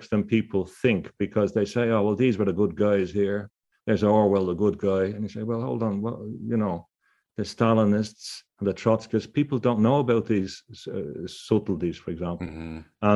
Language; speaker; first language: English; native; English